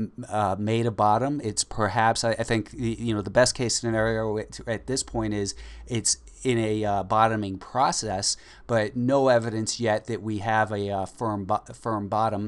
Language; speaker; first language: English; native; English